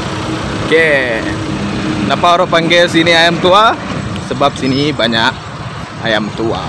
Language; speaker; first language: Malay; non-native, local second language; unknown